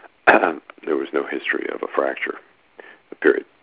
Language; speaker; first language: English; native; English